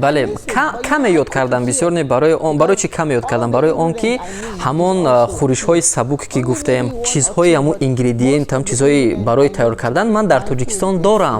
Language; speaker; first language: Persian; non-native, fluent; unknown